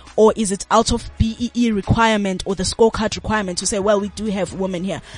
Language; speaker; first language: English; non-native, local second language; Zulu